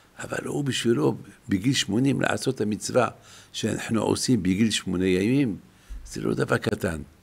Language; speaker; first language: Hebrew; non-native, fluent; French